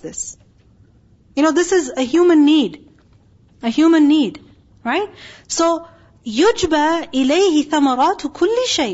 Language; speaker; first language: English; non-native, local second language; Urdu